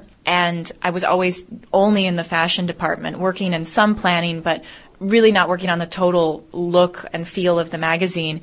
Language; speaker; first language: English; native; English